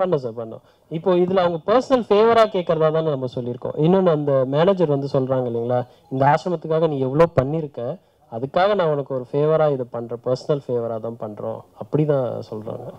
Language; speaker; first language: Tamil; native; Tamil